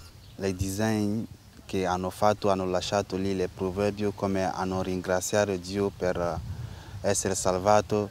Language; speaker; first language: Italian; non-native, learner; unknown